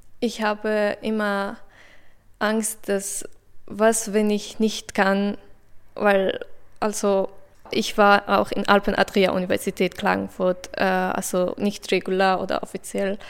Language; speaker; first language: German; non-native, fluent; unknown